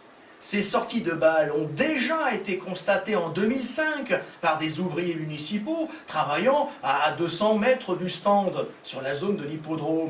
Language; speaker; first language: French; native; French